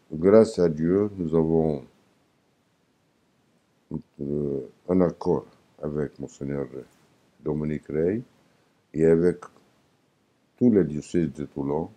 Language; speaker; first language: French; non-native, learner; Arabic